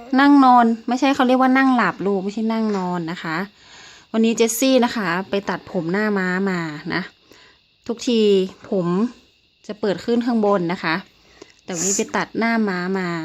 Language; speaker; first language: Thai; native; Thai